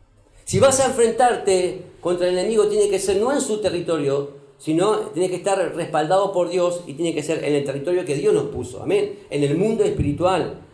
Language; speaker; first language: Spanish; native; Spanish